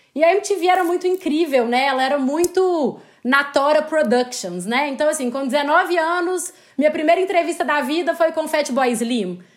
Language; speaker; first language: Portuguese; native; Portuguese